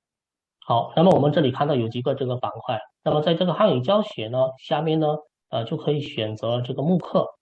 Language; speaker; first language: Chinese; native; Chinese